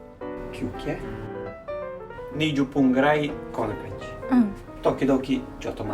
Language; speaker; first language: Japanese; non-native, learner; Serbian